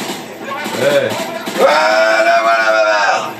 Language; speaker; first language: French; native; French